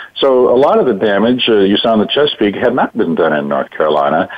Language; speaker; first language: English; native; English